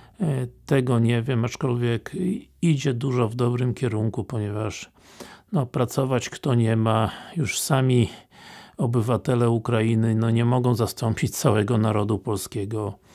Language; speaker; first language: Polish; native; Polish